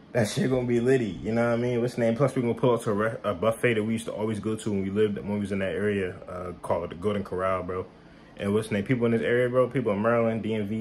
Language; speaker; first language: English; native; English